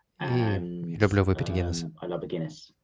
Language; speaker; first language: Russian; non-native, fluent; English